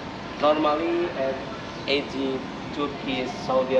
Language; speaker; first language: English; non-native, learner; Indonesian